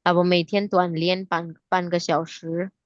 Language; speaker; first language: Chinese; non-native, fluent; Hindi